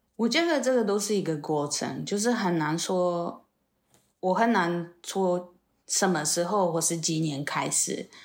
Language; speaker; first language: Chinese; non-native, fluent; Polish